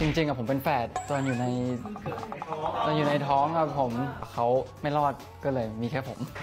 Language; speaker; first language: Thai; early bilingual, heritage; Thai